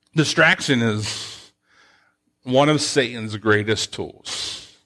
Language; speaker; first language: English; native; English